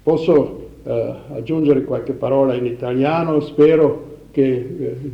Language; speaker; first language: Italian; non-native, fluent; German